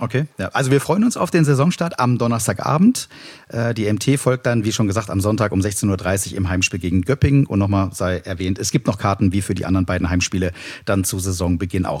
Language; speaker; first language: German; native; German